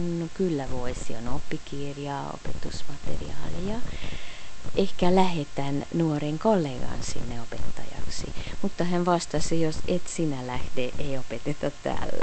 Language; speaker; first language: Finnish; non-native, fluent; Hungarian